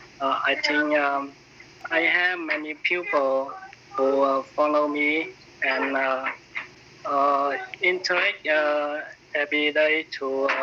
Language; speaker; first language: English; non-native, learner; Vietnamese